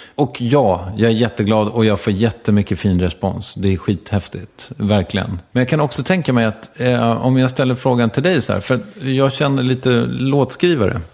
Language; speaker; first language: Swedish; native; Swedish